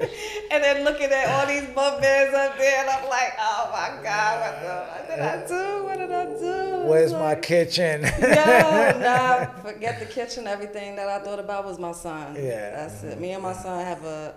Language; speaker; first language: English; native; English